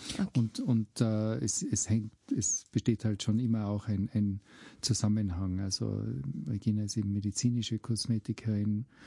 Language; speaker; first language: German; native; German